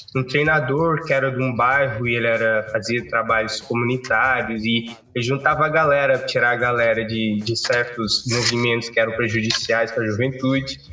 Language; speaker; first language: Portuguese; non-native, local second language; Kabuverdianu